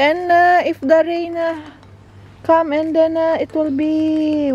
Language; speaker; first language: English; non-native, learner; Filipino